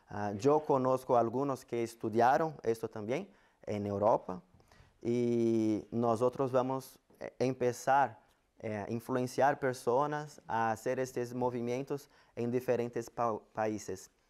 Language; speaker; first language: Spanish; non-native, fluent; Portuguese